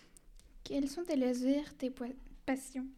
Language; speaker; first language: French; native; French